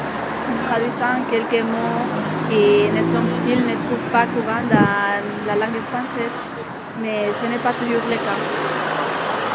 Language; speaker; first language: French; non-native, fluent; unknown